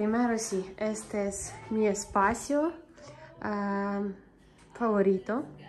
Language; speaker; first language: Spanish; non-native, learner; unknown